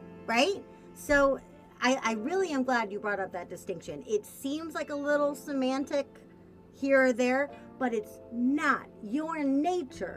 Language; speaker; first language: English; native; English